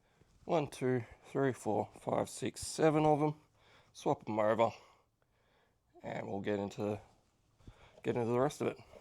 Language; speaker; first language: English; native; English